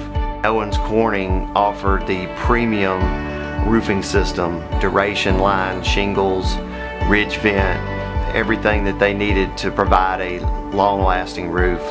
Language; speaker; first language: English; native; English